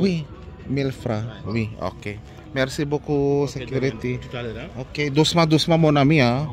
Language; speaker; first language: French; non-native, learner; Filipino